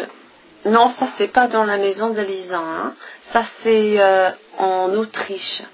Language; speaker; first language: French; non-native, fluent; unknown